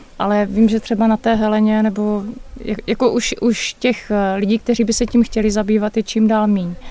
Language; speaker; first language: Czech; native; Czech